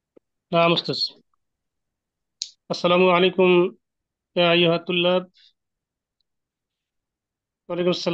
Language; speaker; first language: Arabic; non-native, learner; Bangla